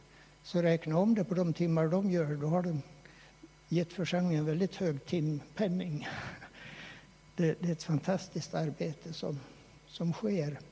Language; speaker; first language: Swedish; native; Swedish